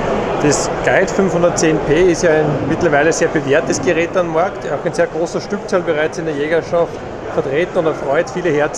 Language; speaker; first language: German; native; German